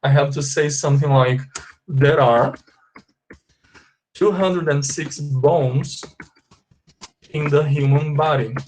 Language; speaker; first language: English; non-native, fluent; Portuguese